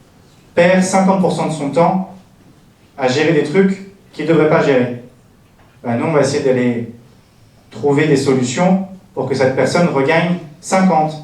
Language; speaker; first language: French; native; French